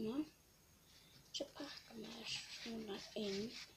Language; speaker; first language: Icelandic; non-native, local second language; Portuguese